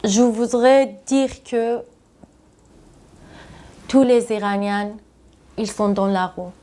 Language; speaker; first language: French; non-native, learner; Persian